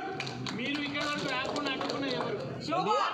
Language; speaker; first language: Telugu; non-native, learner; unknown